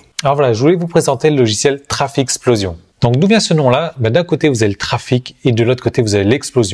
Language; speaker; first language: French; native; French